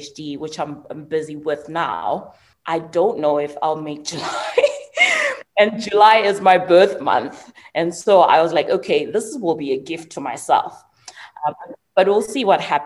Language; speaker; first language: English; non-native, local second language; Xhosa